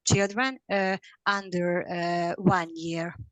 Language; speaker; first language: English; non-native, learner; Hungarian